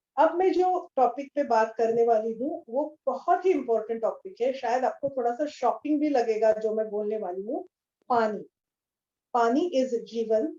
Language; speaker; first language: Hindi; non-native, local second language; Marathi